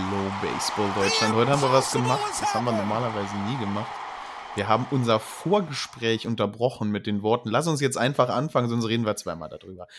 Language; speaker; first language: German; native; German